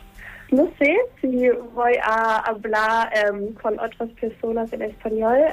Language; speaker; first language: Spanish; non-native, learner; German